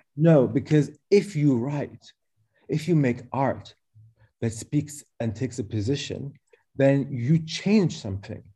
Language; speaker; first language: English; early bilingual, other home language; Arabic